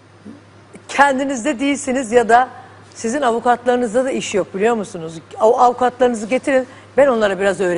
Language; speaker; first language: Turkish; native; Turkish